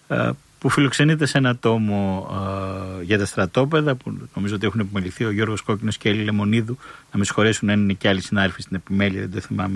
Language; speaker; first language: Greek; native; Greek